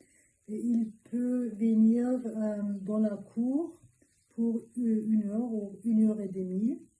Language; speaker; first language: French; non-native, learner; Turkish